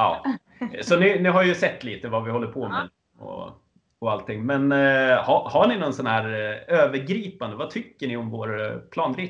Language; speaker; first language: Swedish; native; Swedish